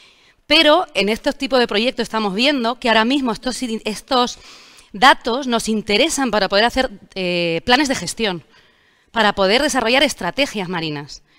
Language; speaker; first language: Spanish; native; Spanish